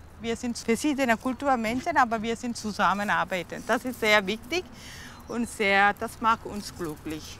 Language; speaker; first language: German; non-native, learner; Tamil